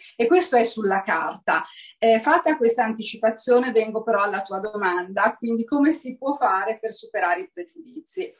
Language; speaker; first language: Italian; native; Italian